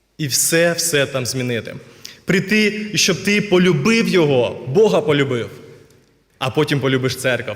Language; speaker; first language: Ukrainian; non-native, local second language; Russian